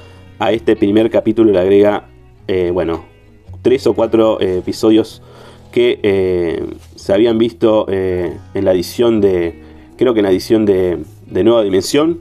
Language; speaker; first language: Spanish; native; Spanish